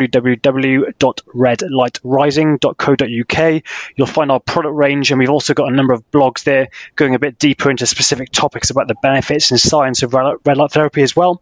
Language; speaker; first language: English; native; English